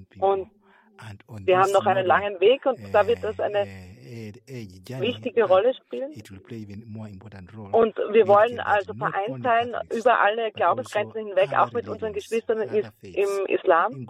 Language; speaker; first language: German; non-native, fluent; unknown